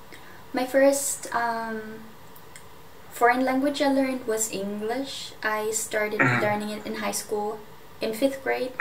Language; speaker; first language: English; non-native, fluent; German